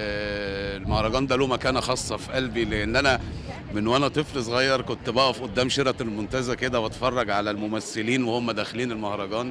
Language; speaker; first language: Arabic; native; Arabic